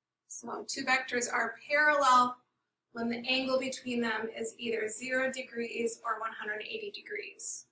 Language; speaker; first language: English; native; English